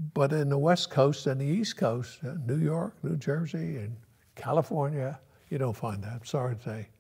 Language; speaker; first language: English; early bilingual, other home language; Yiddish